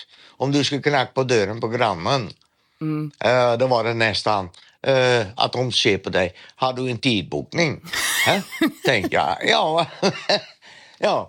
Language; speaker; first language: Swedish; non-native, fluent; Dutch